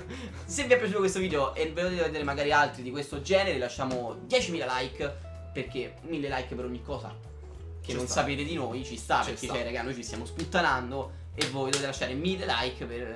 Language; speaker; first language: Italian; native; Italian